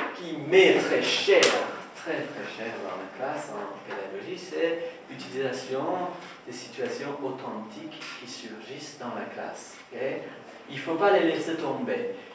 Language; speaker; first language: French; non-native, fluent; Persian